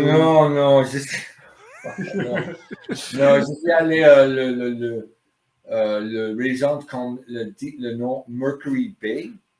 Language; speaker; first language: French; non-native, learner; English